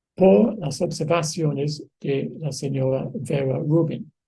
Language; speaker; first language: Spanish; non-native, fluent; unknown